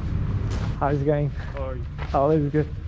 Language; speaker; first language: English; non-native, learner; Turkish